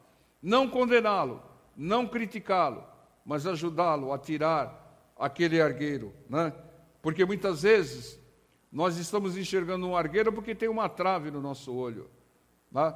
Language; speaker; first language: Portuguese; native; Portuguese